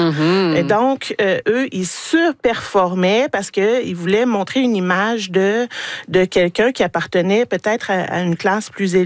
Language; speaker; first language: French; native; French